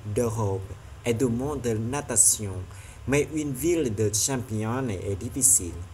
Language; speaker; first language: French; non-native, learner; Vietnamese